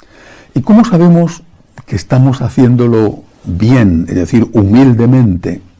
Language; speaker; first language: Spanish; native; Spanish